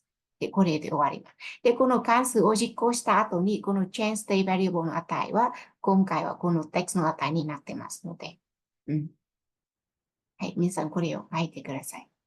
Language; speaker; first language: Japanese; non-native, fluent; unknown